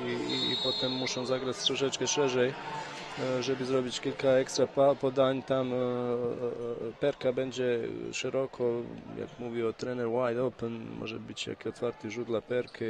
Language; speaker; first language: Polish; non-native, fluent; Bosnian